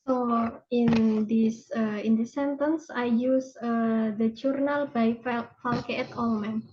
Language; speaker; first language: English; non-native, fluent; Indonesian